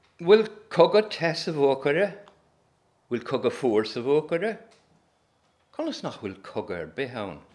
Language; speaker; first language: Irish; native; Irish